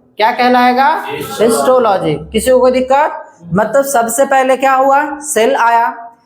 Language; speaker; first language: Hindi; native; Hindi